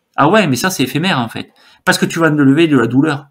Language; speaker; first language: French; native; French